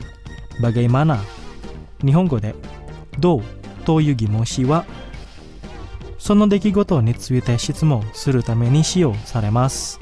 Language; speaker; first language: Japanese; non-native, fluent; Indonesian